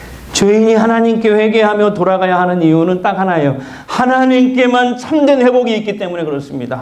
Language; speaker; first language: Korean; native; Korean